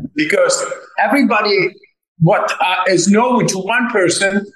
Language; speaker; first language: English; non-native, fluent; Dutch